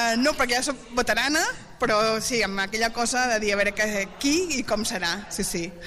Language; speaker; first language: Catalan; native; Catalan